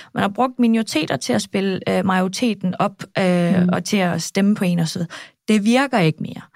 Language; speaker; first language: Danish; early bilingual, other home language; Kurdish